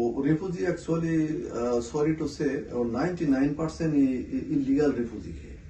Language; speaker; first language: Hindi; non-native, local second language; Bangla